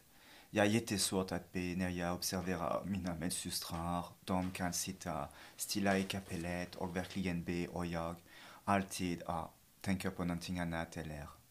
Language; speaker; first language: Swedish; non-native, fluent; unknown